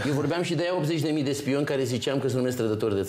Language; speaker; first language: Romanian; native; Romanian